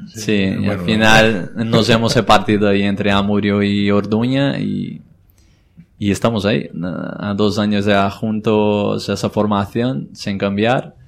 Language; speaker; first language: Spanish; non-native, fluent; Portuguese